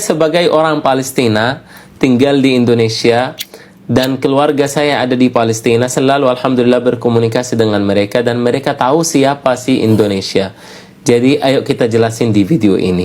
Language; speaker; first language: Indonesian; non-native, fluent; Arabic